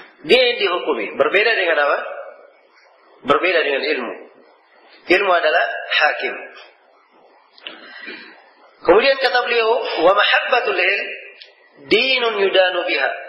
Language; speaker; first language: Indonesian; native; Indonesian